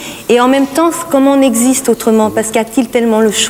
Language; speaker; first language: French; native; French